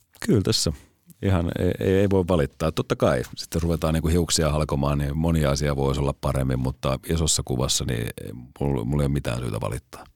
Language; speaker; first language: Finnish; native; Finnish